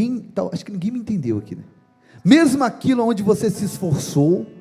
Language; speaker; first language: Portuguese; native; Portuguese